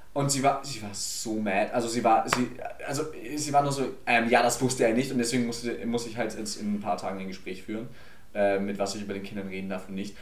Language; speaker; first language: German; early bilingual, other home language; Polish